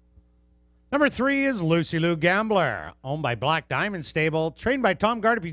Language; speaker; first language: English; native; English